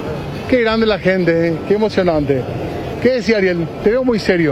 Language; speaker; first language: Spanish; native; Spanish